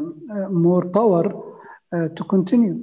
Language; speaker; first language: English; non-native, fluent; Arabic